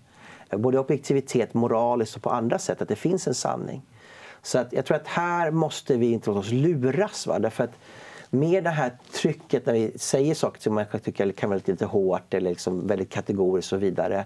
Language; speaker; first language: Swedish; native; Swedish